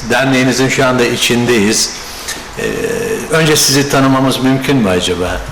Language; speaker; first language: Turkish; native; Turkish